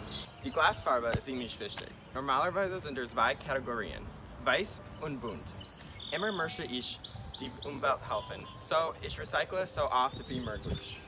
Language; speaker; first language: German; non-native, learner; English